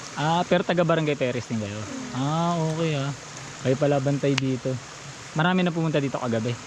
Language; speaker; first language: Filipino; native; Filipino